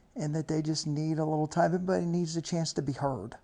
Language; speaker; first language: English; native; English